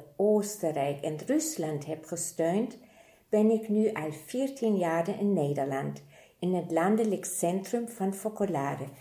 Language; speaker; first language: Dutch; non-native, fluent; German